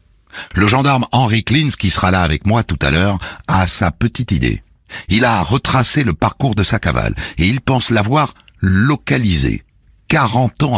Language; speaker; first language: French; native; French